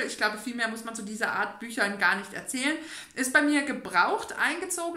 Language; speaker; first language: German; native; German